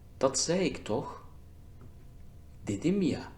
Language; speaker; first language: Dutch; non-native, fluent; Turkish